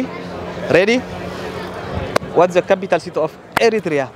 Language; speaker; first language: English; non-native, learner; Tigrinya